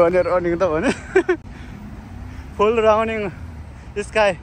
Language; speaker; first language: English; non-native, learner; Nepali